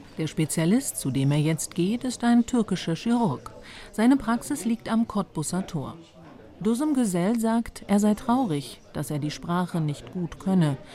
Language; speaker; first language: German; native; German